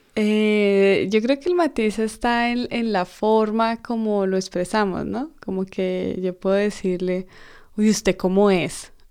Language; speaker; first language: Spanish; native; Spanish